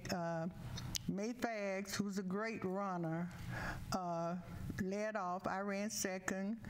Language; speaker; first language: English; native; English